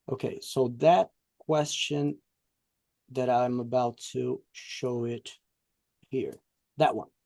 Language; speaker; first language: English; non-native, fluent; Portuguese